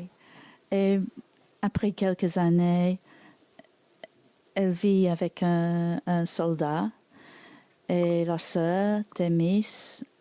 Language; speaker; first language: French; non-native, learner; English